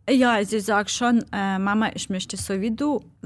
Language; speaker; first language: German; non-native, fluent; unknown